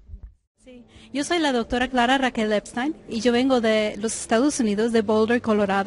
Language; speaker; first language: Spanish; early bilingual, heritage; English